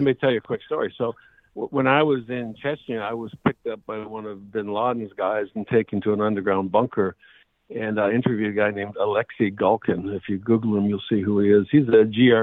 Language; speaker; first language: English; native; English